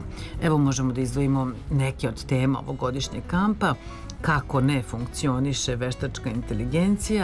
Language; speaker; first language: Serbian; native; Serbian